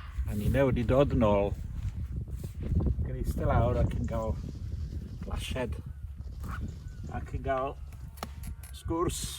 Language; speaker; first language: Welsh; native; Welsh